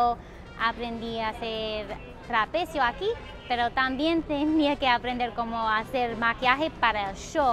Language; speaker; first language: Spanish; non-native, fluent; English